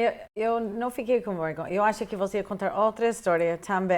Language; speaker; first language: Portuguese; non-native, fluent; English